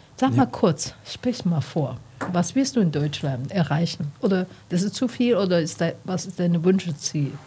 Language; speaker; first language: German; non-native, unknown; Chinese